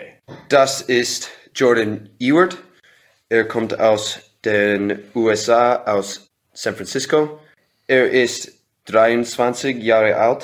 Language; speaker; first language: German; non-native, learner; English